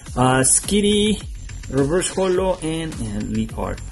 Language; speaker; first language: English; non-native, fluent; Spanish